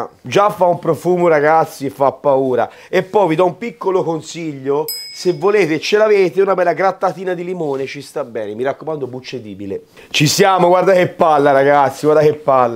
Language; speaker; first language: Italian; native; Italian